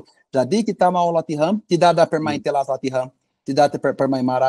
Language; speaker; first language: Indonesian; non-native, fluent; Portuguese